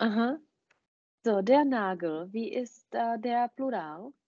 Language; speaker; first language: German; non-native, fluent; Czech